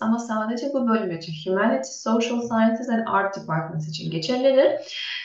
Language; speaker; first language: Turkish; non-native, fluent; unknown